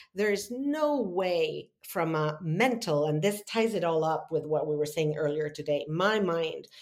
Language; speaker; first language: English; non-native, fluent; Spanish